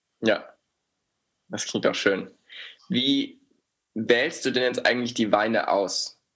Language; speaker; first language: German; native; German